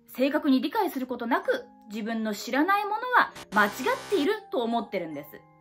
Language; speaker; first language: Japanese; native; Japanese